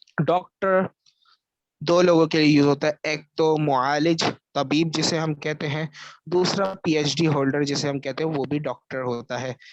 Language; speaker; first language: Urdu; native; Urdu